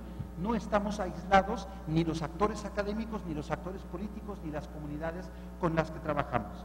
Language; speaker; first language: Spanish; non-native, fluent; German